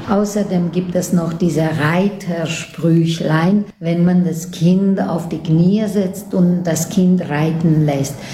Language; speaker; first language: German; native; German